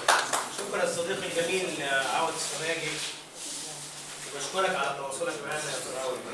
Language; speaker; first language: Arabic; native; Arabic